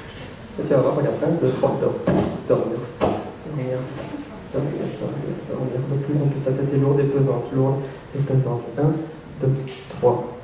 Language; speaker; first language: French; native; French